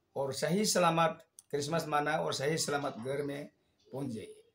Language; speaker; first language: Hindi; non-native, local second language; Nyishi